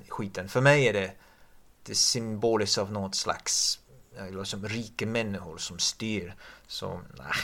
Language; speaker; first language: Swedish; non-native, fluent; English